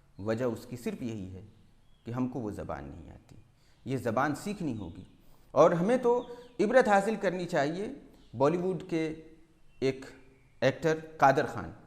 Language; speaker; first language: Urdu; native; Urdu